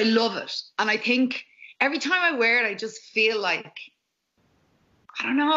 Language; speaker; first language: English; native; English